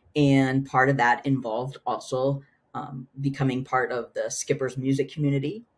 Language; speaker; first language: English; native; English